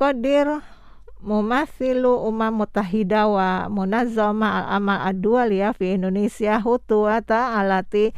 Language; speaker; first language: Arabic; non-native, fluent; Indonesian